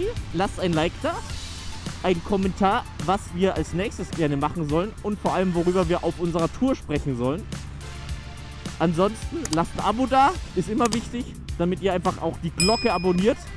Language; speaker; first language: German; native; German